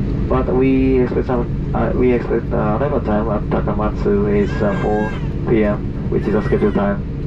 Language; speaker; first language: English; non-native, learner; Japanese